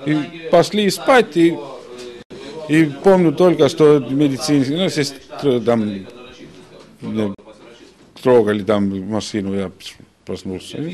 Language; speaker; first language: Russian; non-native, fluent; Estonian